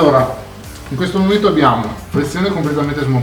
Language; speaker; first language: Italian; native; Italian